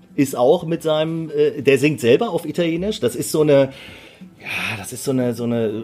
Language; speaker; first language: German; native; German